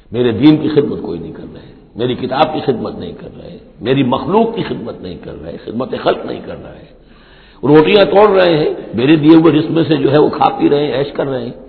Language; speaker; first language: Urdu; native; Urdu